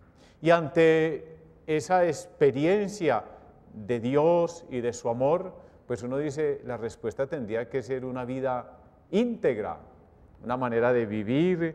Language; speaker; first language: Spanish; native; Spanish